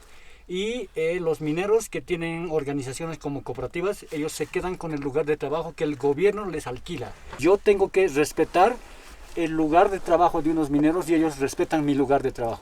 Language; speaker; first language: Spanish; native; Spanish